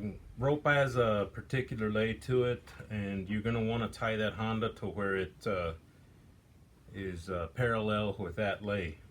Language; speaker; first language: English; native; English